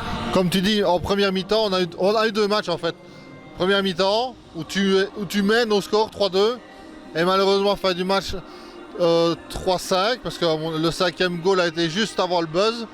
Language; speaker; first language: French; native; French